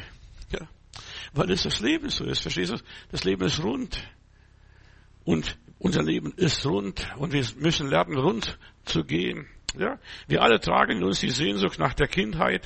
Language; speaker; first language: German; native; German